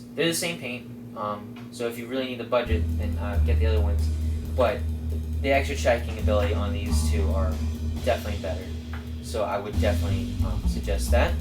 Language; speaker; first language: English; native; English